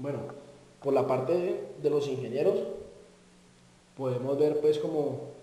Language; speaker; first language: Spanish; native; Spanish